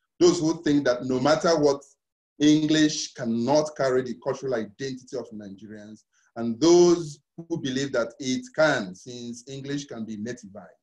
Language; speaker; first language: English; non-native, local second language; Igbo